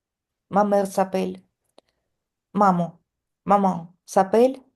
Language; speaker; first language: French; non-native, fluent; Russian